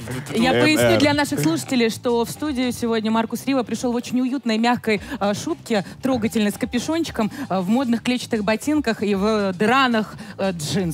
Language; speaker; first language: Russian; native; Russian